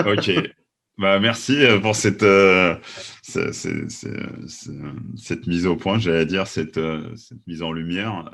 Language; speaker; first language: French; native; French